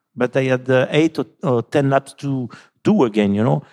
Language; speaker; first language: English; non-native, fluent; French